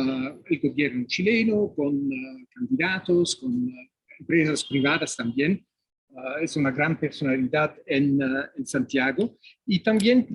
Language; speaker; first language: Spanish; non-native, fluent; French